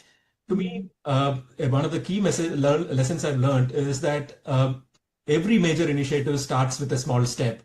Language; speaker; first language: English; non-native, local second language; Tamil